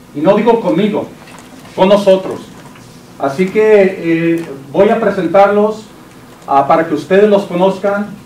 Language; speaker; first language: Spanish; early bilingual, heritage; Spanish